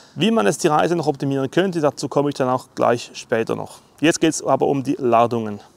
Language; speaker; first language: German; native; German